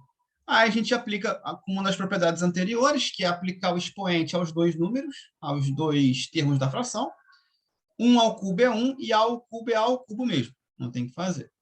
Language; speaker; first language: Portuguese; native; Portuguese